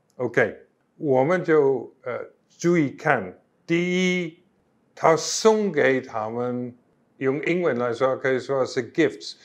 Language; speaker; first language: Chinese; non-native, fluent; English